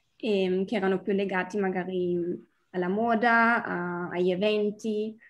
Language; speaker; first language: Italian; non-native, fluent; German